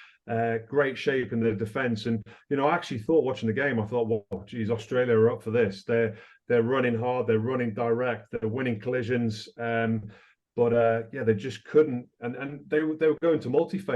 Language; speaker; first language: English; native; English